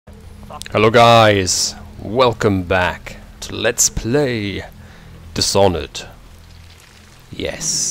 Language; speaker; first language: English; native; English